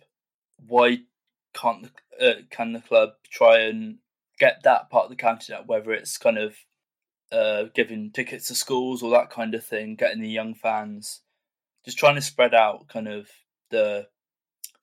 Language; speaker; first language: English; native; English